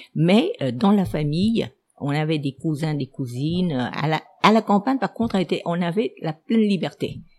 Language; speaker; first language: French; non-native, fluent; Vietnamese